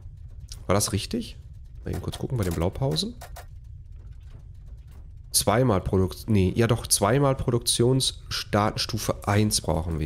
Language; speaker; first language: German; native; German